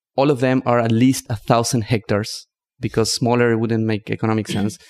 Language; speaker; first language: English; non-native, fluent; Spanish